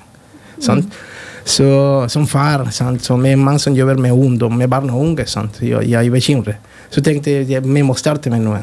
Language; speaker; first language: Norwegian; non-native, fluent; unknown